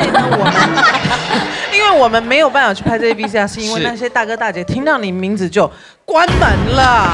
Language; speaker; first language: Chinese; native; Chinese